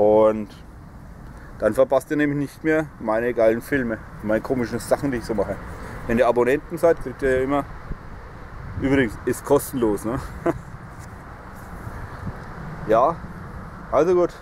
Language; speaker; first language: German; native; German